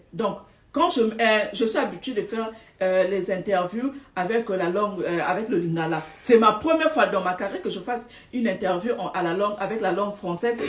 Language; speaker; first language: French; non-native, local second language; Lingala